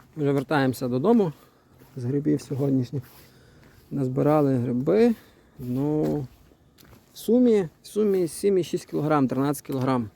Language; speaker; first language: Ukrainian; native; Ukrainian